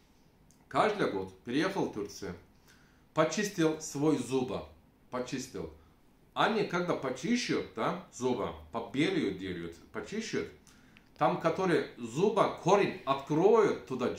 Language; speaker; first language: Russian; non-native, learner; Turkish